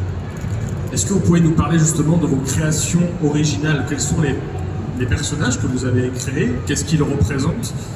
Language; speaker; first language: French; native; French